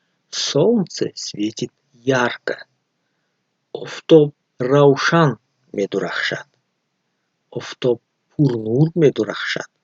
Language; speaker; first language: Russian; non-native, fluent; Tajik